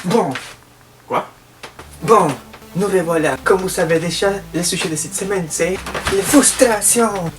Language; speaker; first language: French; native; French